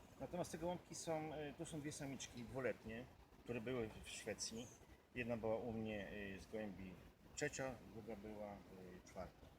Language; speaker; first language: Polish; native; Polish